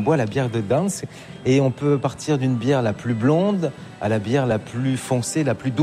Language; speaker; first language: French; native; French